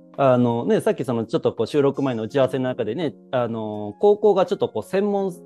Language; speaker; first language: Japanese; native; Japanese